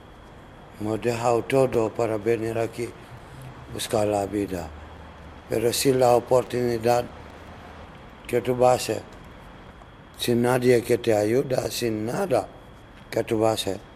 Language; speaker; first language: Spanish; non-native, learner; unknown